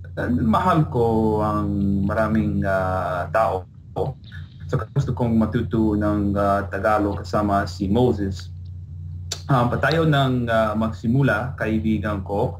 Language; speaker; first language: Filipino; non-native, learner; English